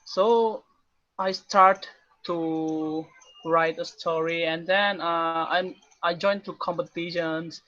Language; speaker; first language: English; non-native, learner; Indonesian